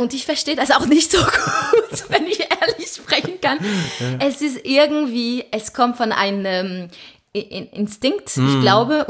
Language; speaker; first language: German; non-native, fluent; French